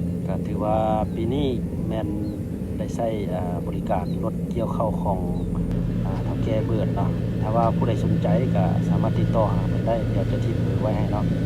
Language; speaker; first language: Thai; non-native, local second language; Northeastern Thai